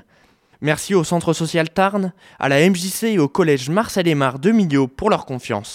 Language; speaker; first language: French; native; French